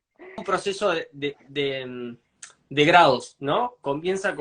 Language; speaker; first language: Spanish; native; Spanish